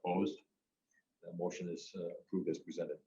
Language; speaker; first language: English; native; English